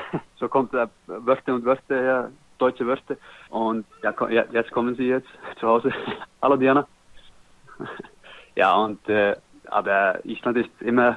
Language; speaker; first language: German; non-native, learner; Icelandic